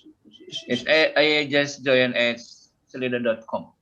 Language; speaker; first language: English; non-native, fluent; Indonesian